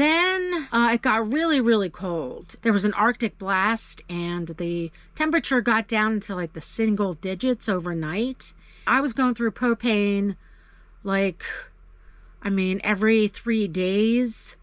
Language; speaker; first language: English; native; English